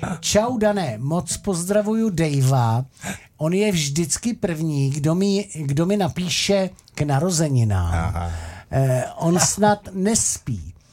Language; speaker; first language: Czech; native; Czech